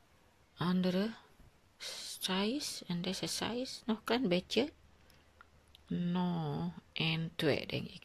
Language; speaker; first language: Dutch; non-native, learner; Indonesian